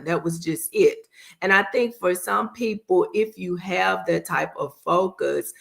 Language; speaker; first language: English; native; English